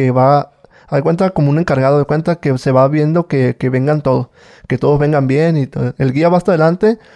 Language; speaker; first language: Spanish; native; Spanish